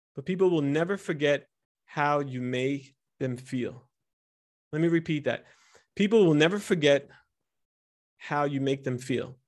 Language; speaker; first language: English; early bilingual, other home language; Italian